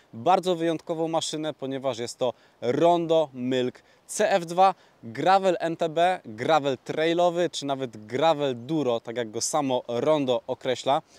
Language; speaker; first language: Polish; native; Polish